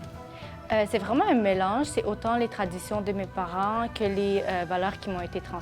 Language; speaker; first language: French; early bilingual, other home language; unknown